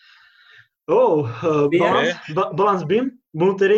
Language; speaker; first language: English; non-native, learner; Czech